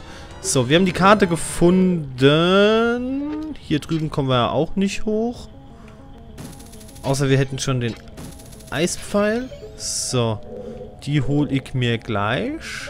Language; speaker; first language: German; native; German